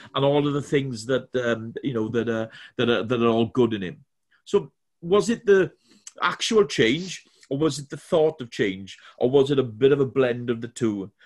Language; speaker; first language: English; native; English